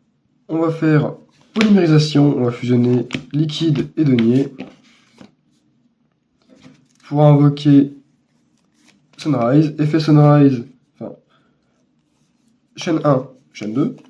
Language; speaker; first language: French; native; French